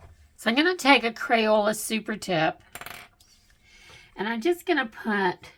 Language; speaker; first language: English; native; English